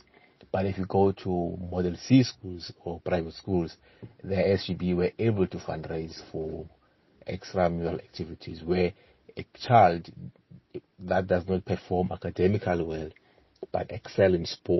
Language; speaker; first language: English; non-native, local second language; Xhosa